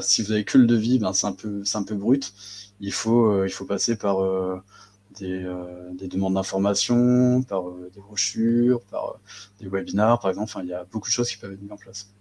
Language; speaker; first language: French; native; French